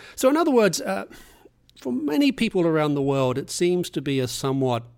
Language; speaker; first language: English; native; English